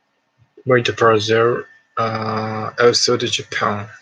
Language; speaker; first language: Portuguese; non-native, learner; Japanese